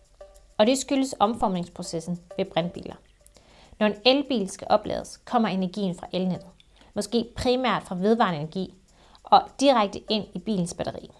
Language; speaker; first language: Danish; native; Danish